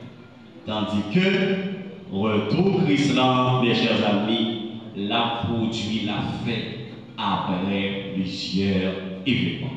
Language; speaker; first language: French; non-native, local second language; Haitian Creole